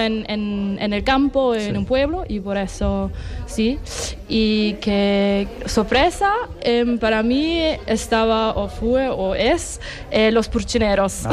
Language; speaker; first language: Spanish; non-native, learner; German